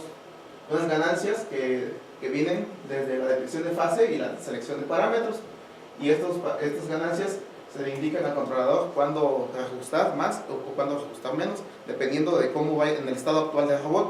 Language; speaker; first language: Spanish; native; Spanish